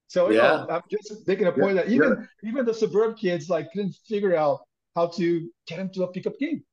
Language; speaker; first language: English; non-native, fluent; Portuguese